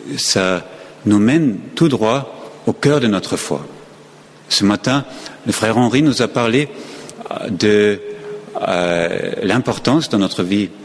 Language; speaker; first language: French; non-native, fluent; German